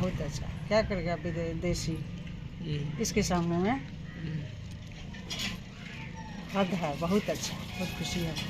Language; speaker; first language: Hindi; non-native, local second language; Bhojpuri